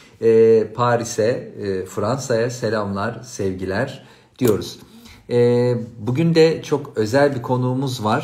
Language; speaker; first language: Turkish; native; Turkish